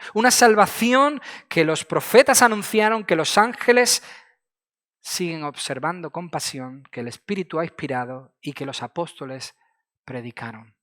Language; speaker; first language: Spanish; native; Spanish